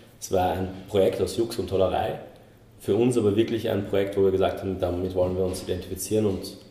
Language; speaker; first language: German; native; German